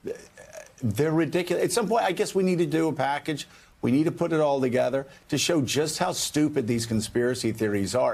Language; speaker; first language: English; native; English